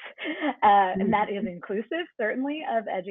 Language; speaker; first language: English; native; English